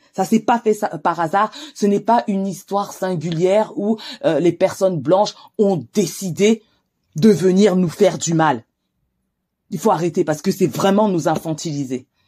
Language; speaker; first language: French; native; French